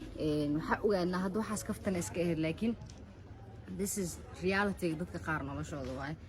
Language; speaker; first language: Somali; early bilingual, heritage; Somali